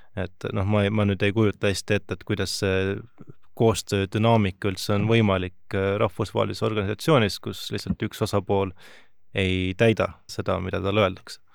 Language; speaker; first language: Estonian; native; Estonian